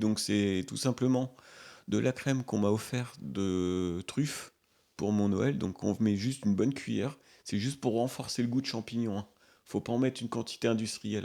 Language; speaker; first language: French; native; French